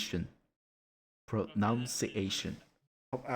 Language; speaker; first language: English; non-native, learner; Japanese